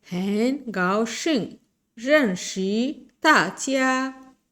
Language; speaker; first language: Chinese; non-native, learner; Bangla